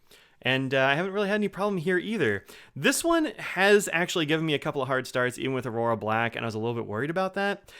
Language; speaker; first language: English; native; English